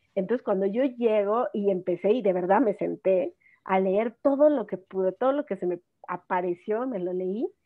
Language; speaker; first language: Spanish; native; Spanish